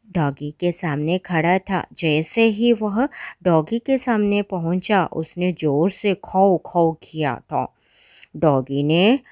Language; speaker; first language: Hindi; non-native, local second language; Malayalam